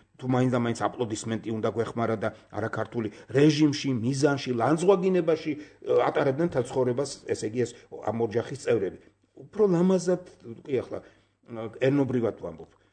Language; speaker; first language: Georgian; native; Georgian